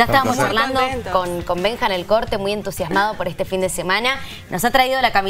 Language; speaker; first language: Spanish; native; Spanish